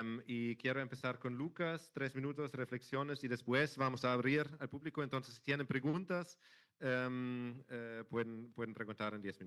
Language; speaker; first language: Spanish; non-native, fluent; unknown